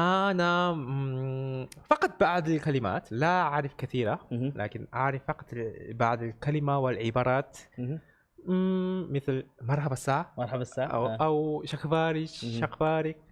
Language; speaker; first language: Arabic; non-native, learner; Korean